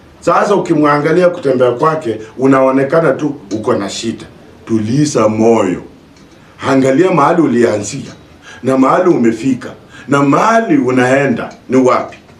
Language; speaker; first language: Swahili; non-native, local second language; Luyia